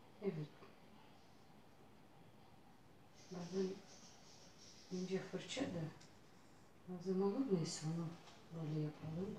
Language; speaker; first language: Turkish; non-native, learner; Russian